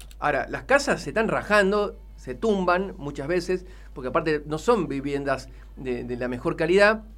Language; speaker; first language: Spanish; native; Spanish